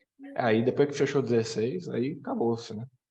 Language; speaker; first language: Portuguese; native; Portuguese